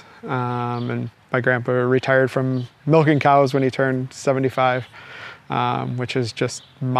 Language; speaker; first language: English; native; English